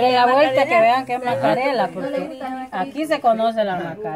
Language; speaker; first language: Spanish; native; Spanish